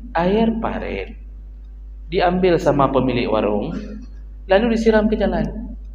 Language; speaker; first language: Malay; non-native, local second language; Achinese